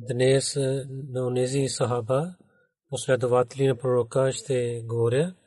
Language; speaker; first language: Bulgarian; non-native, learner; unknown